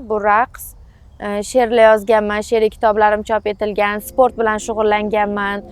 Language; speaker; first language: Uzbek; native; Uzbek